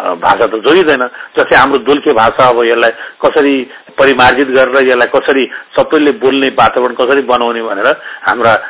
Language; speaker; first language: Nepali; non-native, local second language; Newari